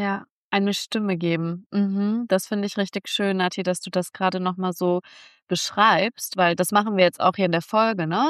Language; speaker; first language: German; native; German